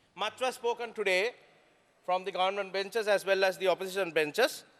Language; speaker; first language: English; non-native, local second language; Sinhala